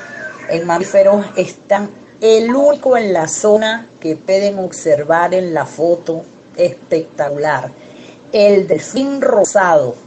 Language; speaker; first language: Spanish; native; Spanish